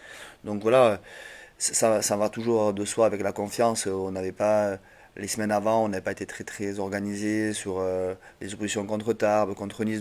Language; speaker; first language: French; native; French